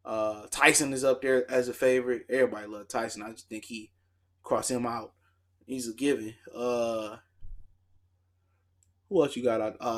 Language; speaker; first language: English; native; English